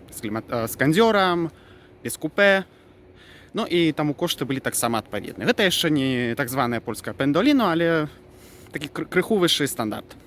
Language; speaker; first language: Belarusian; native; Belarusian